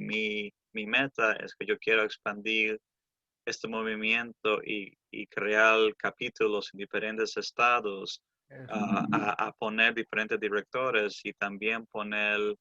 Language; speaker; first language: Spanish; early bilingual, heritage; English